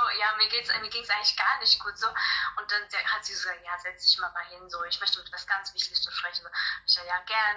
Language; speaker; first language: German; early bilingual, other home language; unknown